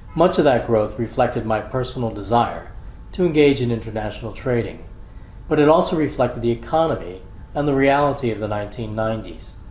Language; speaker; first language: English; native; English